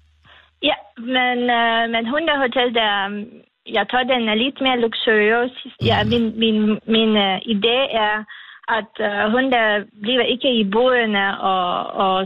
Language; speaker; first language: Danish; non-native, learner; Lithuanian